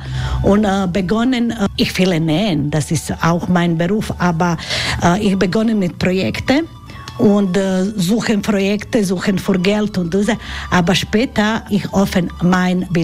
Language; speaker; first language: German; non-native, learner; Croatian